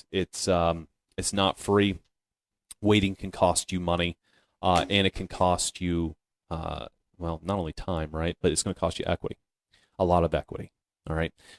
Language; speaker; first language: English; native; English